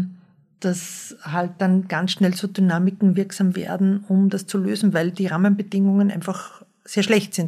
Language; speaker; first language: German; native; German